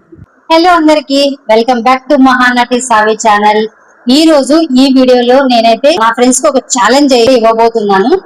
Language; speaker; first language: Telugu; native; Telugu